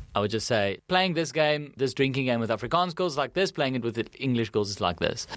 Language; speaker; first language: English; non-native, local second language; Afrikaans